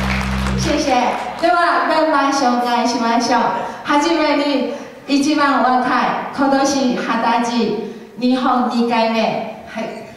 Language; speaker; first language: Japanese; non-native, learner; Chinese